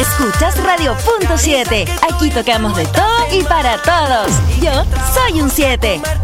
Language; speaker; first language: Spanish; native; Spanish